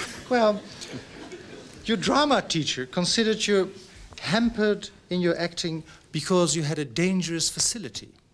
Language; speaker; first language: English; non-native, fluent; Dutch